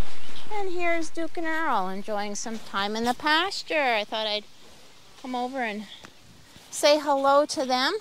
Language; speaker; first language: English; native; English